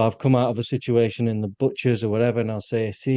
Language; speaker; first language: Spanish; non-native, learner; English